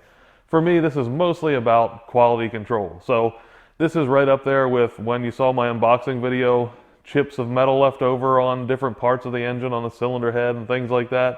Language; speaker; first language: English; native; English